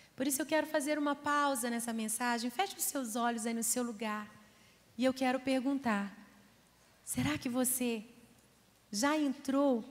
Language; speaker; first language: Portuguese; native; Portuguese